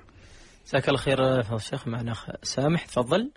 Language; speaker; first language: Arabic; native; Arabic